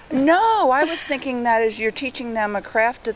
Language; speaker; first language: English; native; English